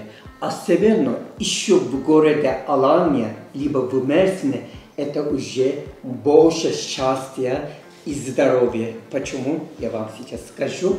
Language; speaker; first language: Russian; non-native, learner; Turkish